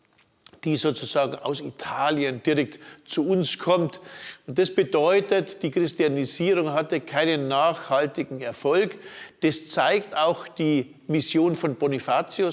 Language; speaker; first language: German; native; German